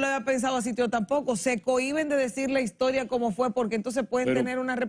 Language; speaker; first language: Spanish; native; Spanish